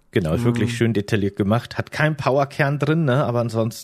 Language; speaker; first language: German; native; German